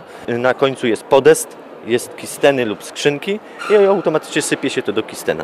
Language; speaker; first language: Polish; native; Polish